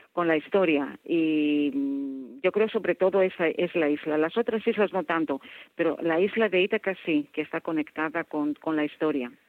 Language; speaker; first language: Spanish; non-native, fluent; Greek